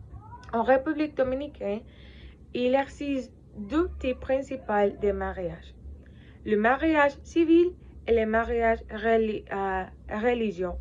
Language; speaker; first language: French; non-native, learner; Spanish